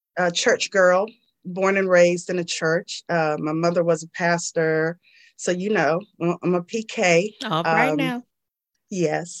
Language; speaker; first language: English; native; English